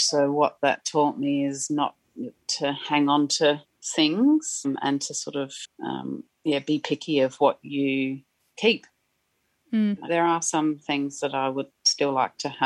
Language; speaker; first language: English; native; English